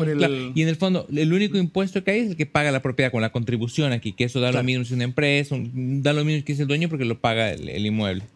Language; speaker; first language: Spanish; native; Spanish